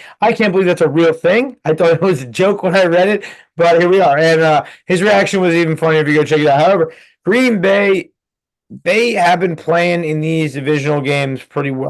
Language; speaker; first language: English; native; English